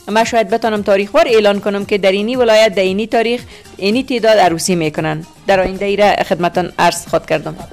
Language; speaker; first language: Persian; non-native, local second language; Uzbek